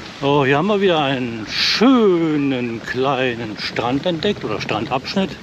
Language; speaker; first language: German; native; German